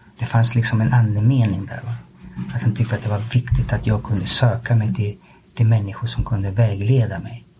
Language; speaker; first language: Swedish; early bilingual, other home language; Spanish